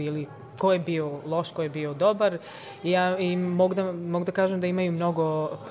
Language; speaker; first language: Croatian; early bilingual, other home language; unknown